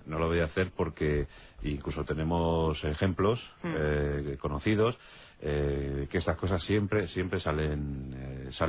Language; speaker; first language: Spanish; native; Spanish